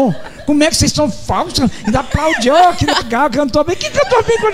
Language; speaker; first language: Portuguese; native; Portuguese